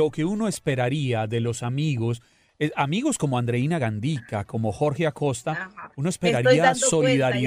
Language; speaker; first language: Spanish; native; Spanish